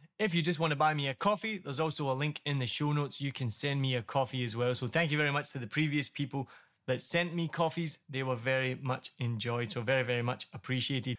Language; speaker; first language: English; native; English